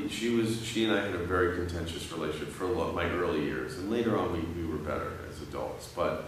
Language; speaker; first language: English; native; English